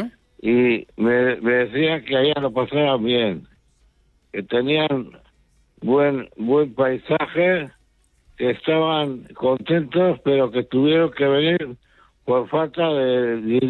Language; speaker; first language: Spanish; non-native, local second language; Basque